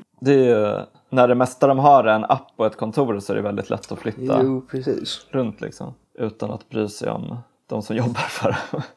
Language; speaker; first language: Swedish; native; Swedish